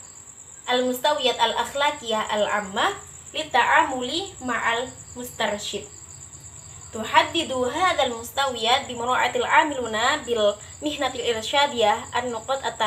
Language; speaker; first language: Arabic; non-native, learner; Indonesian